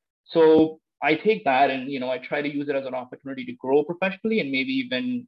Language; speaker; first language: English; non-native, local second language; Punjabi